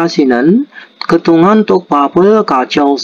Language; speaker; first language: Korean; non-native, fluent; Indonesian